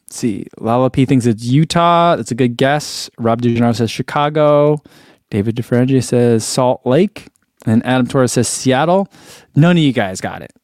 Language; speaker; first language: English; native; English